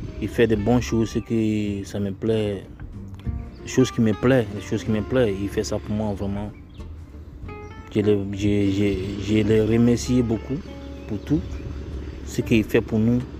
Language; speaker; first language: French; non-native, learner; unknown